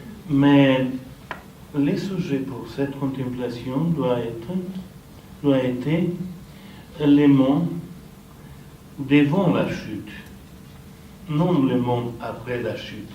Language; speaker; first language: French; non-native, fluent; Romanian